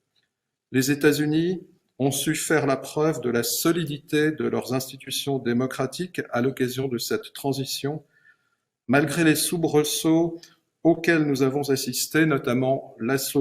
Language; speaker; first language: French; native; French